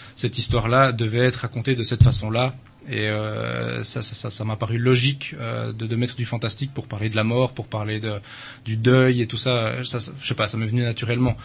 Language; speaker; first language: French; native; French